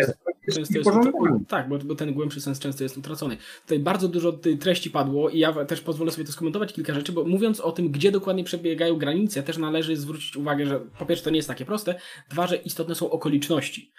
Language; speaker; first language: Polish; native; Polish